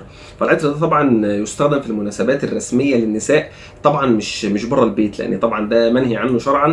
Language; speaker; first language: Arabic; native; Arabic